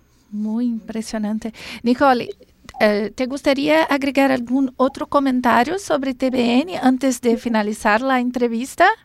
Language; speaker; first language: Spanish; non-native, fluent; Portuguese